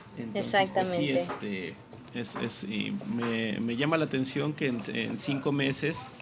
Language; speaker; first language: Spanish; native; Spanish